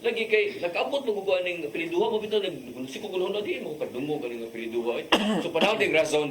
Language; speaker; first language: Cebuano; native; Cebuano